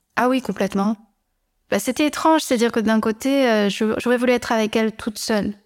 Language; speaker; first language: French; native; French